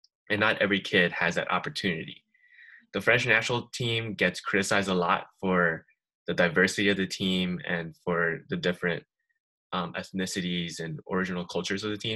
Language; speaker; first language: English; native; English